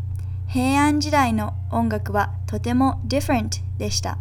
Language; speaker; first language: Japanese; non-native, learner; English